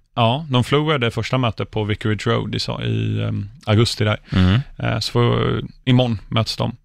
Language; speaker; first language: Swedish; early bilingual, other home language; English